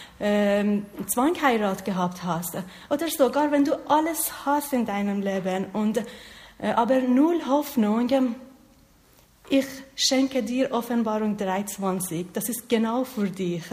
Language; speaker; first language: German; non-native, learner; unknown